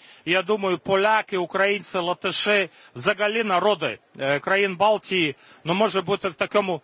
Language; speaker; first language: Ukrainian; non-native, fluent; Latvian